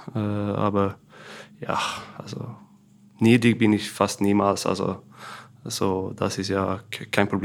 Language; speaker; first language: German; non-native, fluent; Swedish